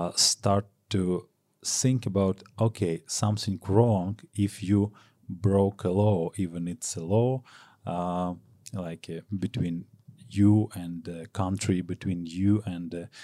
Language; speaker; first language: English; non-native, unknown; Ukrainian